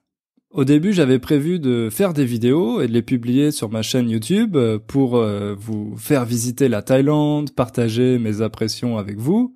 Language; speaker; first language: French; native; French